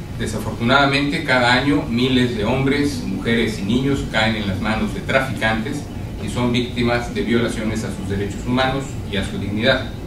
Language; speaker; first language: Spanish; native; Spanish